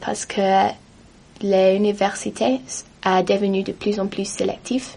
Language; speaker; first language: French; non-native, learner; English